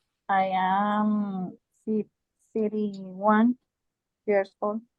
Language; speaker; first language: English; non-native, learner; Spanish